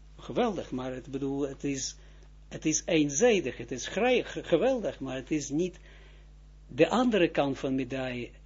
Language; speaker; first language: Dutch; non-native, fluent; Russian